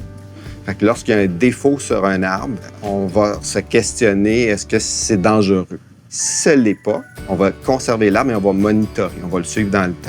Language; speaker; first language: French; native; French